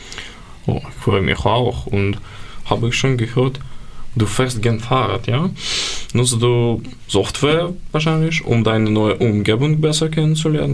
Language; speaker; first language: German; non-native, learner; Ukrainian